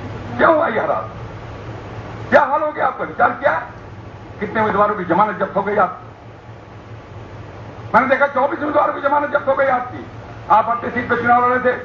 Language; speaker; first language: Hindi; native; Hindi